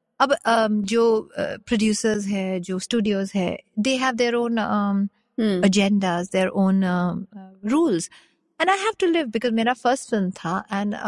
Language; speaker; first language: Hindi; non-native, local second language; Bangla